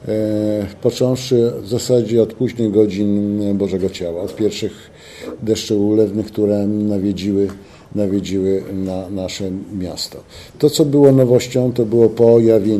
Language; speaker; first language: Polish; native; Polish